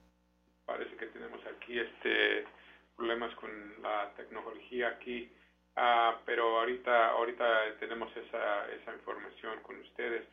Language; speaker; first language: Spanish; early bilingual, heritage; Spanish